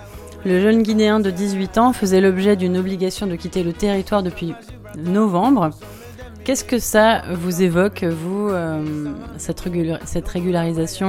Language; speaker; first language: French; native; French